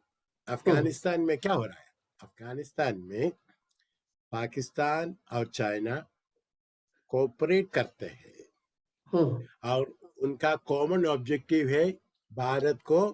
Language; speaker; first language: Hindi; non-native, local second language; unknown